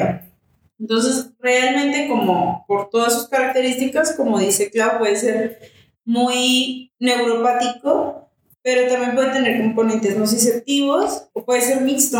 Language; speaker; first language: Spanish; native; Spanish